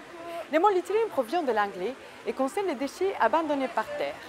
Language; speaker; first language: French; native; French